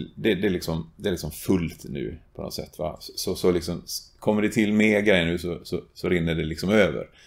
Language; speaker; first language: Swedish; native; Swedish